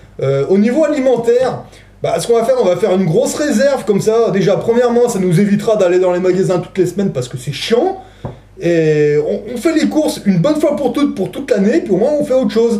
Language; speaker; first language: French; native; French